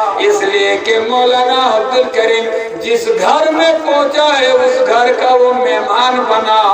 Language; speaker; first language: Urdu; non-native, local second language; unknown